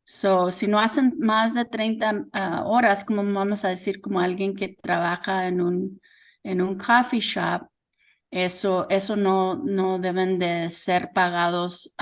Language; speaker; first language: Spanish; early bilingual, heritage; Spanish